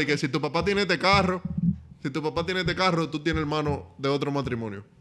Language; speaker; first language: Spanish; native; Spanish